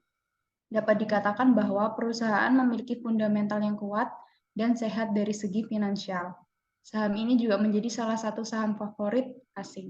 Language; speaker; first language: Indonesian; native; Indonesian